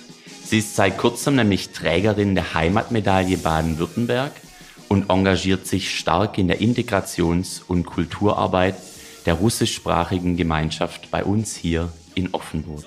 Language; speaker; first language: German; native; German